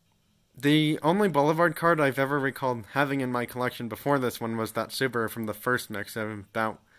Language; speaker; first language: English; native; English